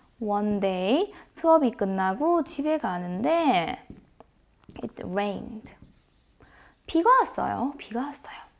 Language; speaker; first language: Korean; non-native, fluent; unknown